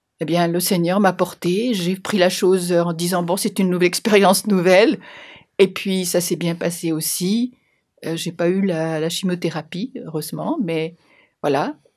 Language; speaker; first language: French; native; French